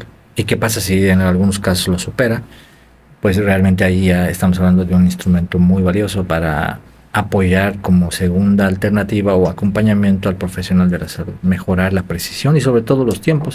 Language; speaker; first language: Spanish; native; Spanish